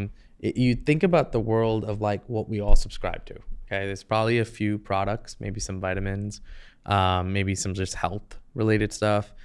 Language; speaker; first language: English; native; English